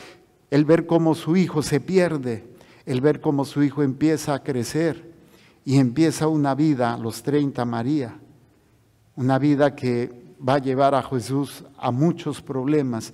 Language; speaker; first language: Spanish; native; Spanish